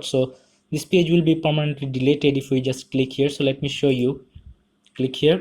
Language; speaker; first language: English; non-native, fluent; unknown